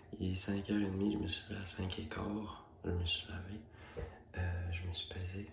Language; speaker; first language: French; native; French